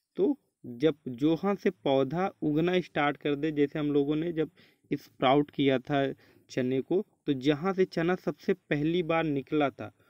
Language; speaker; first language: Hindi; native; Hindi